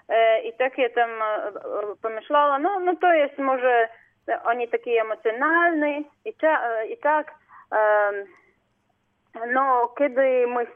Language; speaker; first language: Polish; non-native, learner; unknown